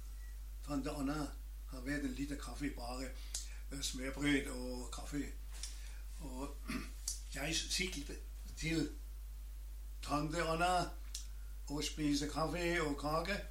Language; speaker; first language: Norwegian; non-native, learner; German